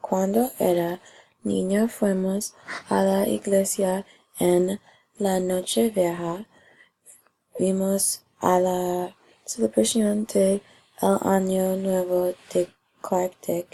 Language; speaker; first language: Spanish; non-native, learner; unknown